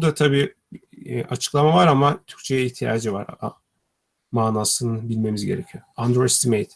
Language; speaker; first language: Turkish; native; Turkish